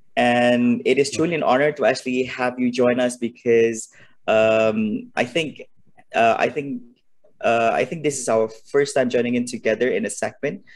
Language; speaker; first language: English; non-native, local second language; Malay